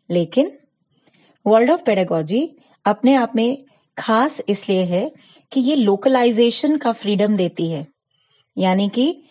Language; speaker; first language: Hindi; non-native, local second language; Gujarati